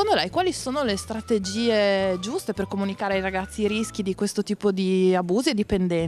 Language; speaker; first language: Italian; native; Italian